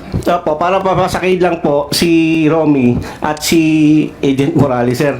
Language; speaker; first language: Filipino; non-native, local second language; Cebuano